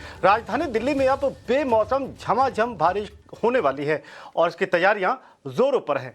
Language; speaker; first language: Hindi; native; Hindi